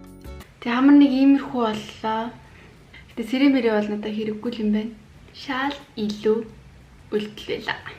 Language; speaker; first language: Mongolian; native; Mongolian